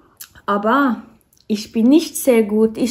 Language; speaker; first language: German; non-native, learner; English